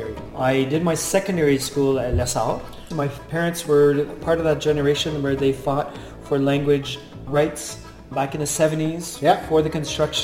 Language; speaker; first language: English; non-native, local second language; French